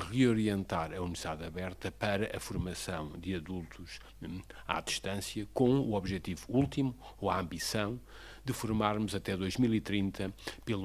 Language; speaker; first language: Portuguese; native; Portuguese